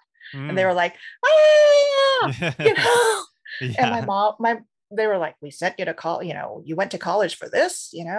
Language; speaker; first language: English; native; English